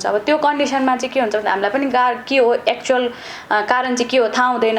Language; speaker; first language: Nepali; native; Nepali